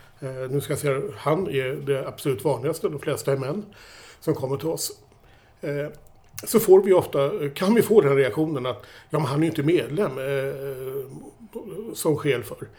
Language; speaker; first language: Swedish; native; Swedish